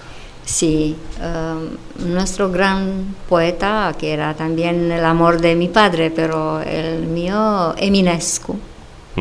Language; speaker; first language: Spanish; non-native, fluent; Romanian